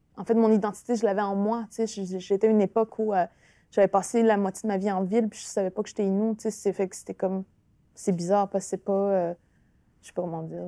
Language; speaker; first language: French; non-native, local second language; Innu-aimun